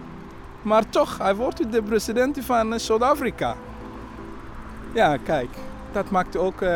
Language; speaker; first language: Dutch; non-native, learner; Somali